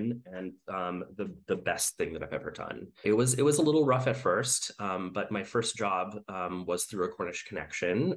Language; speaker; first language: English; native; English